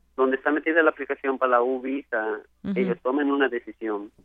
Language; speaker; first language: Spanish; native; Spanish